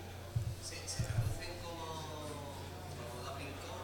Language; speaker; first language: Spanish; non-native, learner; Italian